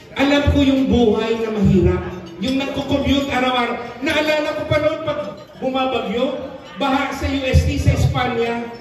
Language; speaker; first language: Filipino; native; Filipino